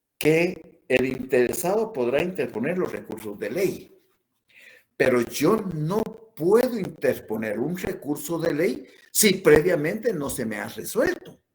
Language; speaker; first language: Spanish; native; Spanish